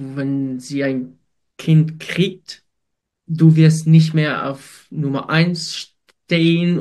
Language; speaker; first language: German; non-native, fluent; Ukrainian